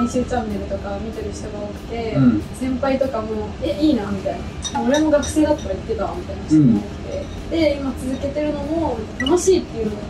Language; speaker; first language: Japanese; native; Japanese